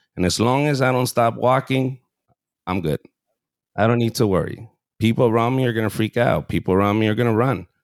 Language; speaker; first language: English; early bilingual, other home language; Spanish